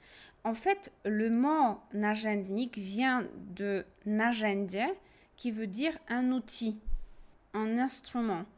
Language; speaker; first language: French; non-native, fluent; Polish